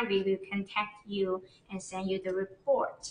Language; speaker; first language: English; non-native, learner; Chinese